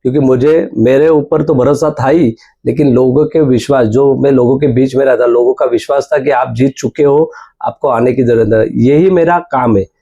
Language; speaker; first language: Hindi; non-native, local second language; Marathi